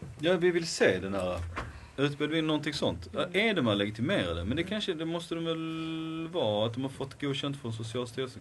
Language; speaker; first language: Swedish; native; Swedish